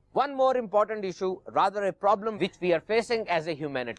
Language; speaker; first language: English; non-native, local second language; Urdu